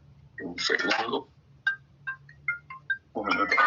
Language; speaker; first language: Spanish; native; Spanish